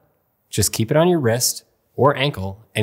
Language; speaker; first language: English; native; English